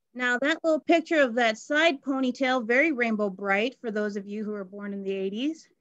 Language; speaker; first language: English; native; English